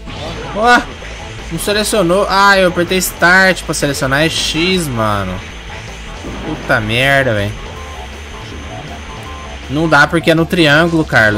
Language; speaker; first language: Portuguese; native; Portuguese